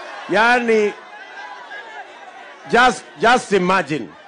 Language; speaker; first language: English; non-native, local second language; Kalenjin